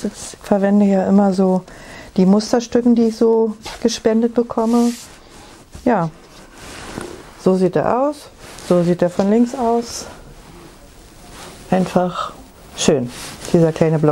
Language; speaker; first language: German; native; German